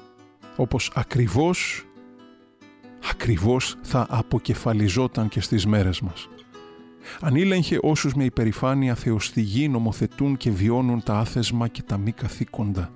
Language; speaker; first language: Greek; native; Greek